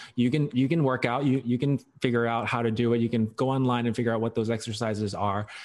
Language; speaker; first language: English; non-native, local second language; Cantonese